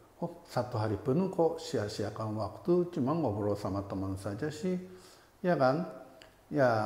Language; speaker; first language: Indonesian; non-native, fluent; Japanese